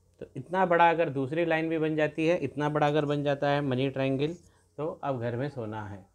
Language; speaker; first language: Hindi; native; Hindi